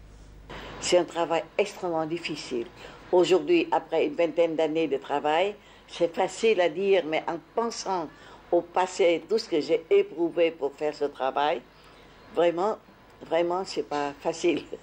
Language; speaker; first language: French; non-native, fluent; Vietnamese